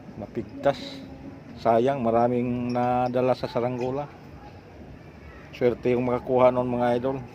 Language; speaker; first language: Filipino; non-native, local second language; Cebuano